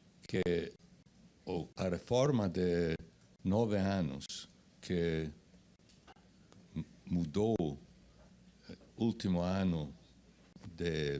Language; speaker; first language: Portuguese; non-native, fluent; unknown